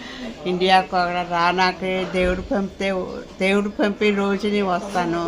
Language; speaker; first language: Telugu; early bilingual, heritage; Telugu